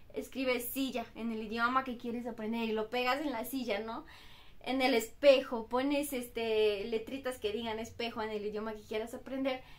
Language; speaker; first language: Spanish; non-native, fluent; Bulgarian